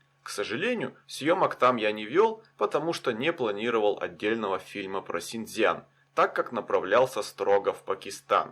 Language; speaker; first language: Russian; native; Russian